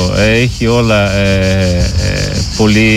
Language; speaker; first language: Greek; non-native, learner; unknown